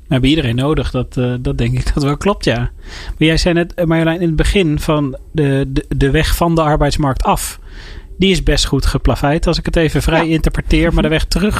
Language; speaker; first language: Dutch; native; Dutch